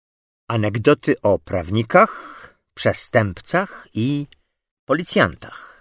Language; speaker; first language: Polish; native; Polish